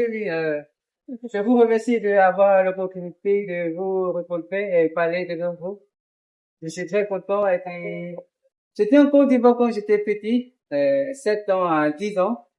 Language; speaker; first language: French; non-native, learner; Korean